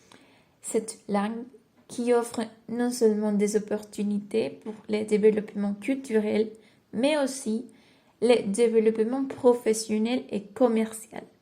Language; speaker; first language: French; non-native, learner; Spanish